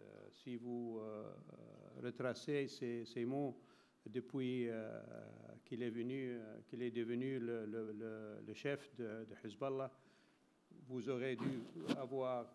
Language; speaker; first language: French; non-native, fluent; Arabic